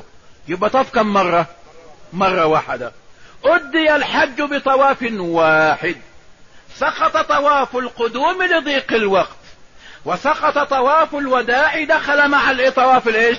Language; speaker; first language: Arabic; native; Arabic